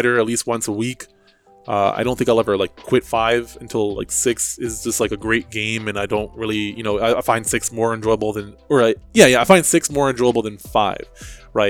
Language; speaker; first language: English; native; English